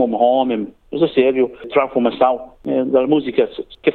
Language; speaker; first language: Portuguese; non-native, learner; English